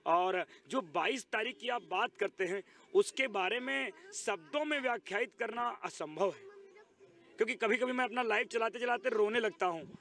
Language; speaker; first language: Hindi; native; Hindi